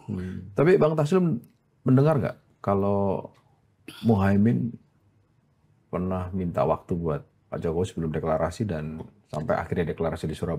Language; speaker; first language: Indonesian; native; Indonesian